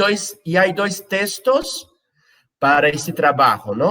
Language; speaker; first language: Spanish; non-native, fluent; Portuguese